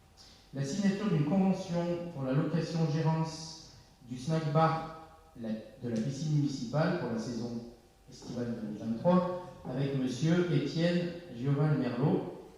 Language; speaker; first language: French; native; French